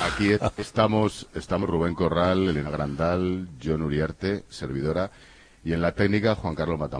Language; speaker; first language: Spanish; native; Spanish